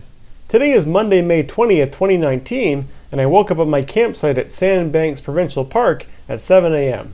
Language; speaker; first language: English; native; English